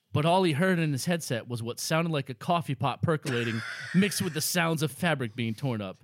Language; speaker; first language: English; native; English